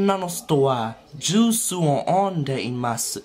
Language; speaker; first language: Japanese; non-native, learner; English